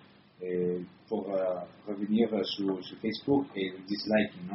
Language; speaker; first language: French; non-native, learner; Italian